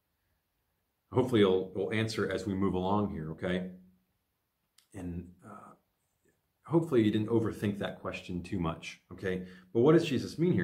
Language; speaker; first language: English; native; English